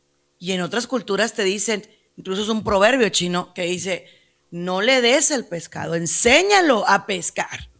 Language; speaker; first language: Spanish; native; Spanish